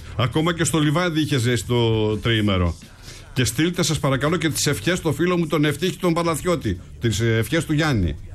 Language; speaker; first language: Greek; native; Greek